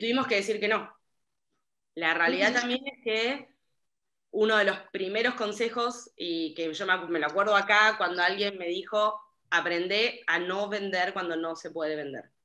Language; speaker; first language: Spanish; native; Spanish